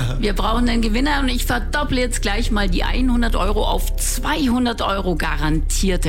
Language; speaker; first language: German; native; German